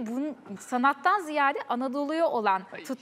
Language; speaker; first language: Turkish; native; Turkish